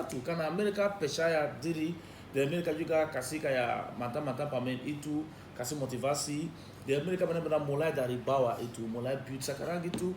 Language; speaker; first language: Indonesian; non-native, fluent; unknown